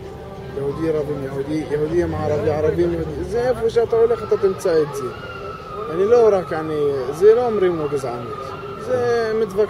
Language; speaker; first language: Hebrew; non-native, local second language; Arabic